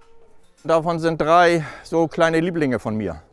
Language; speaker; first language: German; native; German